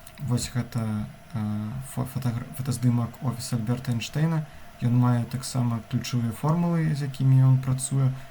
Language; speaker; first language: Belarusian; non-native, local second language; Russian